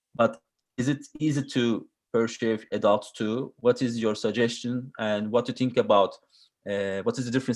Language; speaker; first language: English; non-native, learner; Turkish